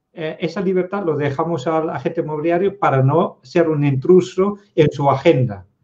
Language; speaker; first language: Spanish; non-native, fluent; Dutch